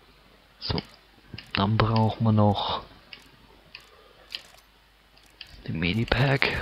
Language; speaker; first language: German; native; German